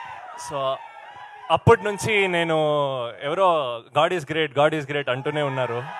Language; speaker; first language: Telugu; non-native, learner; Kannada